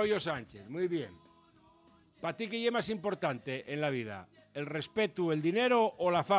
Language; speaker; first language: Spanish; native; Spanish